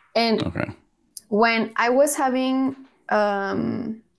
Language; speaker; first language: English; early bilingual, other home language; Spanish